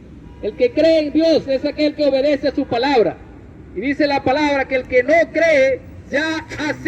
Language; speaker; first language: Spanish; native; Spanish